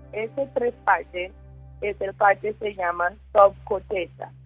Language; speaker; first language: Spanish; non-native, learner; English